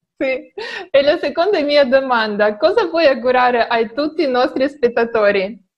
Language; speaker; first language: Italian; non-native, fluent; Russian